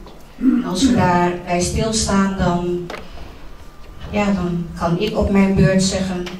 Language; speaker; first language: Dutch; early bilingual, other home language; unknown